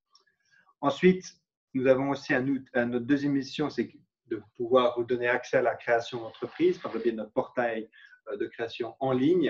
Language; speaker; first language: French; native; French